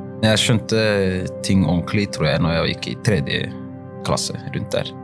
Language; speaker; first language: Norwegian; early bilingual, other home language; Somali